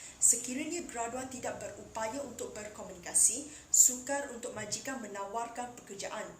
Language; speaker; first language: Malay; non-native, local second language; Chinese